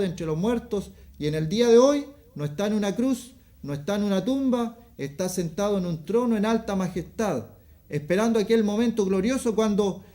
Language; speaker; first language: Spanish; native; Spanish